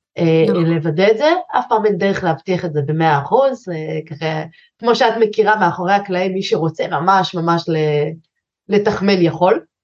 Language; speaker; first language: Hebrew; native; Hebrew